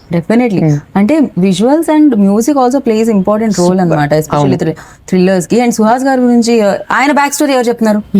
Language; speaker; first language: Telugu; native; Telugu